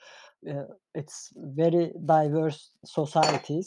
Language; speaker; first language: English; non-native, fluent; Turkish